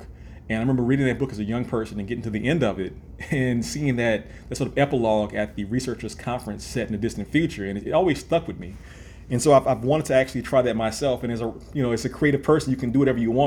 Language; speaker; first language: English; native; English